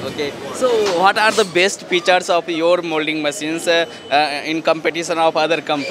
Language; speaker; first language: English; non-native, local second language; Hindi